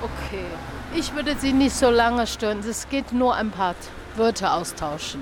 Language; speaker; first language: German; non-native, learner; Chinese